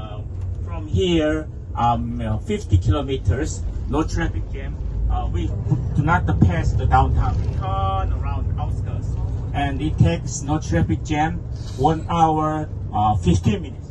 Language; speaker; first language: English; non-native, fluent; Korean